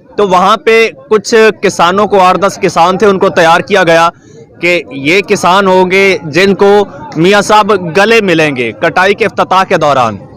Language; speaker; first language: Urdu; native; Urdu